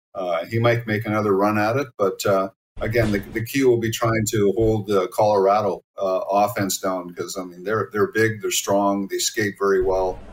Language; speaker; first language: English; native; English